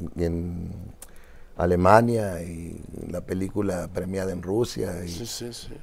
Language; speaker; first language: Spanish; native; Spanish